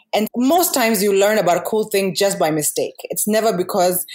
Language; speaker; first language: English; non-native, local second language; Kikuyu